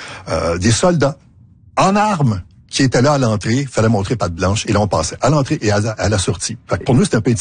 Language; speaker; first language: French; native; French